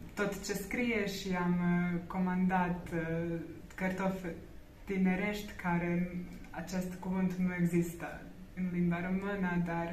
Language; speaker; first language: Romanian; non-native, learner; Croatian